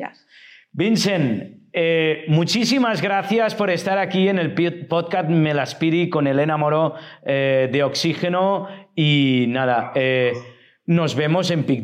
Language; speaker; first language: Spanish; native; Spanish